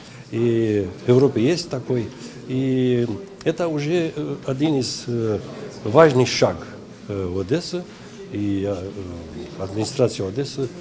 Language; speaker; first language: Russian; non-native, learner; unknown